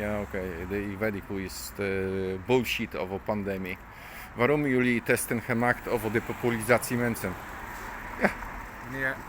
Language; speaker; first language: Dutch; non-native, learner; Polish